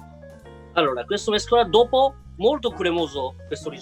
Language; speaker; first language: Italian; non-native, learner; Japanese